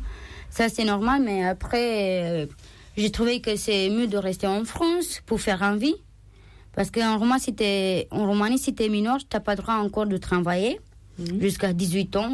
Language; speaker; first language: French; non-native, learner; Romanian